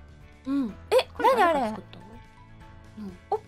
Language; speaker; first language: Japanese; non-native, learner; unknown